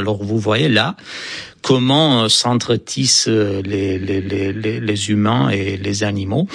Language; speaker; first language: French; non-native, fluent; Romanian